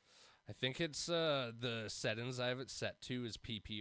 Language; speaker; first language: English; native; English